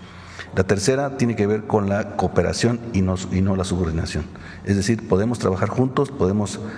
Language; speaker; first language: Spanish; native; Spanish